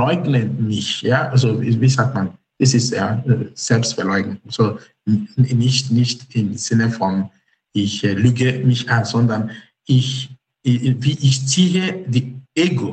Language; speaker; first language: German; non-native, fluent; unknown